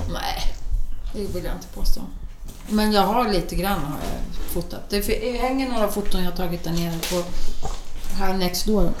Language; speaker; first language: Swedish; native; Swedish